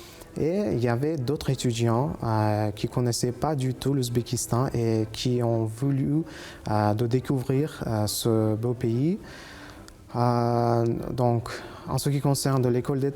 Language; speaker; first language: French; non-native, fluent; Uzbek